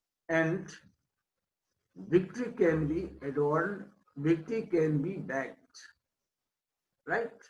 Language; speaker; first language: English; non-native, local second language; Hindi